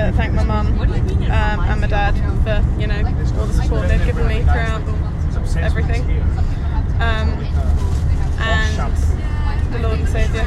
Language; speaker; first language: English; native; English